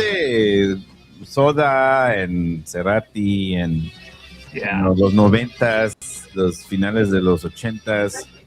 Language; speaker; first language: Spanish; early bilingual, heritage; Spanish